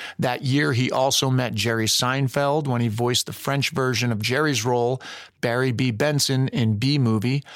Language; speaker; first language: English; native; English